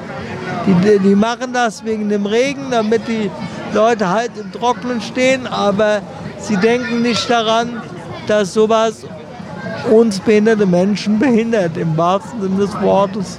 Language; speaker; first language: German; native; German